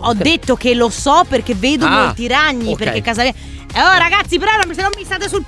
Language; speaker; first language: Italian; native; Italian